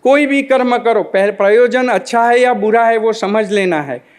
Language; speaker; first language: Hindi; non-native, local second language; Gujarati